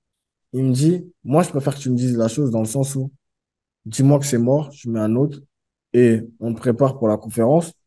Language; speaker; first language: French; native; French